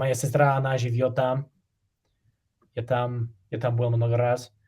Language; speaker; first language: Russian; non-native, learner; English